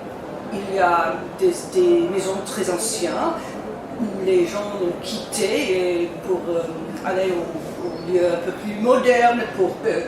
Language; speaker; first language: French; non-native, learner; English